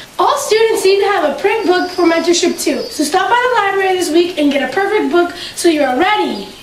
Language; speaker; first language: English; native; English